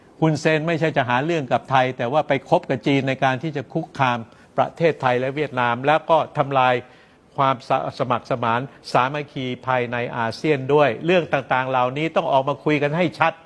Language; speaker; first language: Thai; native; Thai